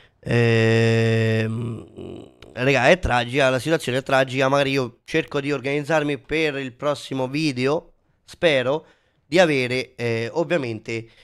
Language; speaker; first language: Italian; native; Italian